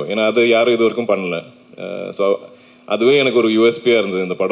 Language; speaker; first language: Tamil; non-native, local second language; Malayalam